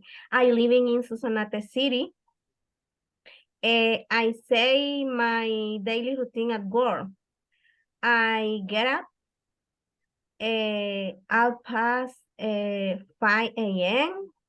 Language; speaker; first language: English; non-native, learner; Spanish